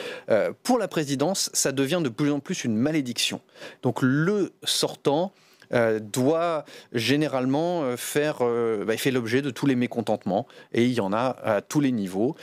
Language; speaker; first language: French; native; French